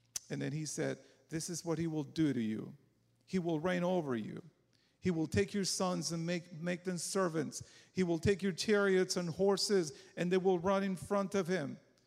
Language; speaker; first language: English; non-native, fluent; Spanish